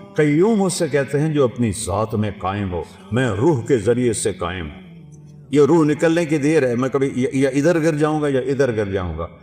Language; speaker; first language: Urdu; non-native, local second language; Saraiki